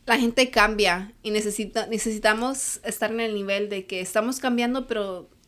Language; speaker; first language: Spanish; early bilingual, other home language; English